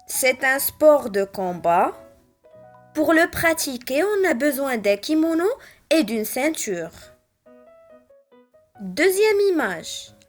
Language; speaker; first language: French; non-native, local second language; Arabic